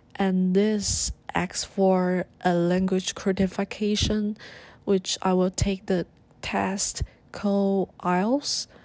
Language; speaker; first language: English; non-native, learner; Chinese